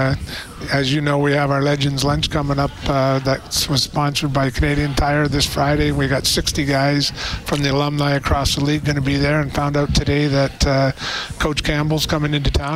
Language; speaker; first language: English; native; English